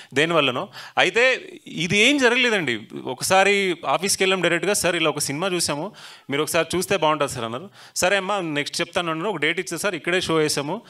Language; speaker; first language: Telugu; native; Telugu